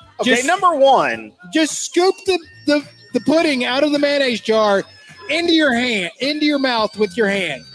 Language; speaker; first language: English; native; English